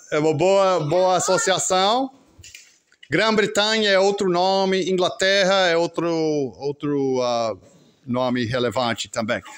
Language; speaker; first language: Portuguese; non-native, fluent; English